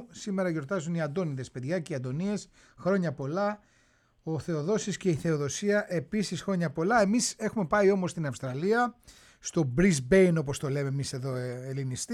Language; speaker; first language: Greek; native; Greek